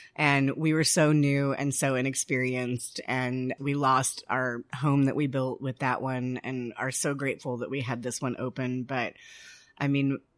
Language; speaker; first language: English; native; English